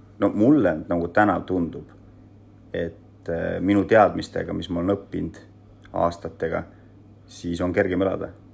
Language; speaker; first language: Estonian; early bilingual, other home language; Russian